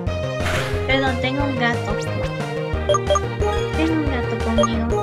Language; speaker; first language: Spanish; early bilingual, heritage; Spanish